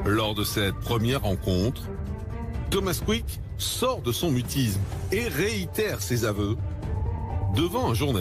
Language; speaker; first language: French; native; French